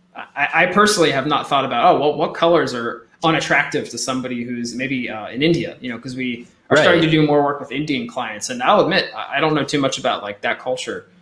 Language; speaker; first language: English; native; English